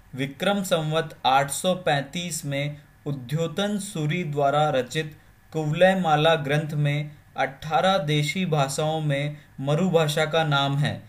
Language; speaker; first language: Hindi; native; Hindi